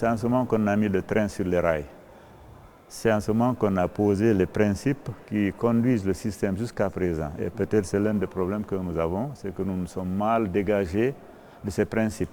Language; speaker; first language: French; non-native, local second language; Fula